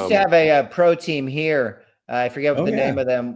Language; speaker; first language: English; native; English